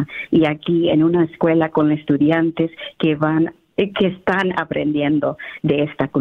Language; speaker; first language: Spanish; early bilingual, heritage; Spanish